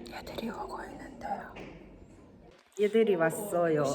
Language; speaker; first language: Korean; non-native, fluent; Russian